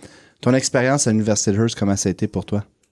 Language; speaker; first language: French; native; French